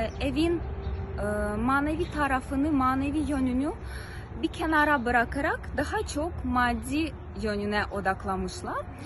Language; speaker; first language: Turkish; non-native, fluent; Ukrainian